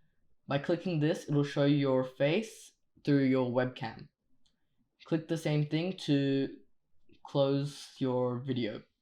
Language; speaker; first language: English; native; English